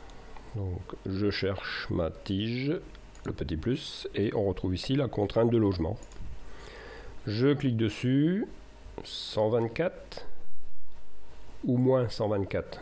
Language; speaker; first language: French; native; French